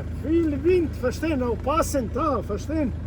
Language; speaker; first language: German; non-native, learner; Croatian